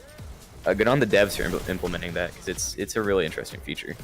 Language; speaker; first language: English; native; English